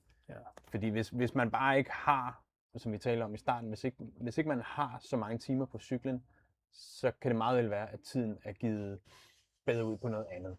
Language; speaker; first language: Danish; native; Danish